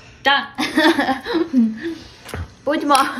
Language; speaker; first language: Korean; non-native, learner; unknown